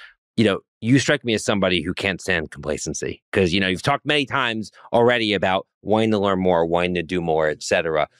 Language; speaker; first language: English; native; English